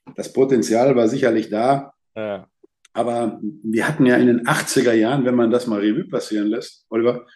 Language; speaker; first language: German; native; German